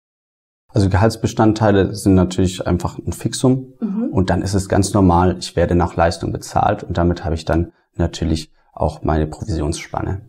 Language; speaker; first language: German; native; German